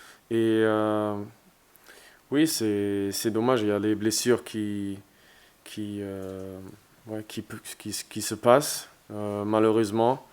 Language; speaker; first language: French; non-native, fluent; German